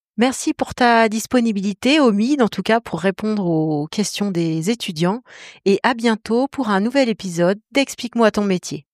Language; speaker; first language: French; native; French